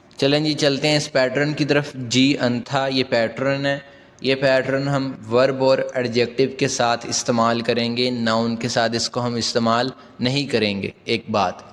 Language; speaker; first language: Urdu; non-native, local second language; Punjabi